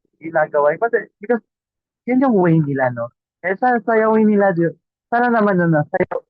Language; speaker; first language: Filipino; non-native, local second language; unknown